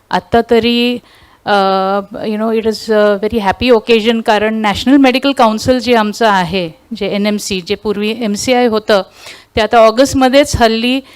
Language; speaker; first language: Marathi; non-native, local second language; Tulu